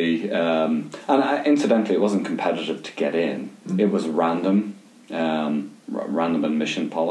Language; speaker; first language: English; native; English